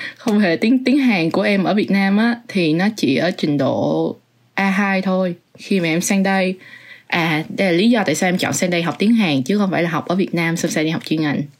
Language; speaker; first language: Vietnamese; native; Vietnamese